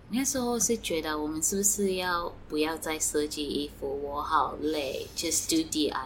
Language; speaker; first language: Chinese; non-native, fluent; Swati